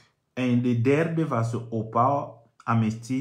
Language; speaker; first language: Dutch; non-native, fluent; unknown